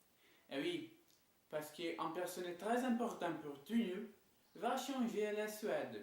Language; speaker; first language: French; non-native, learner; Portuguese